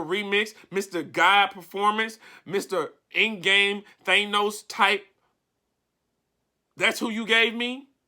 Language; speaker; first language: English; native; English